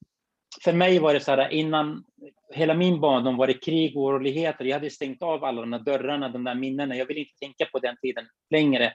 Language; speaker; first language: Swedish; non-native, fluent; Kurdish